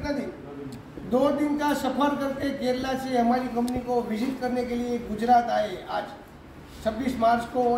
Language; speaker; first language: Hindi; non-native, local second language; Gujarati